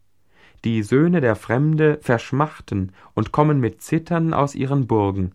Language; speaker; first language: German; native; German